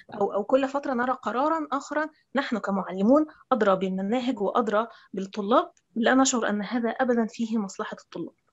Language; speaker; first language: Arabic; native; Arabic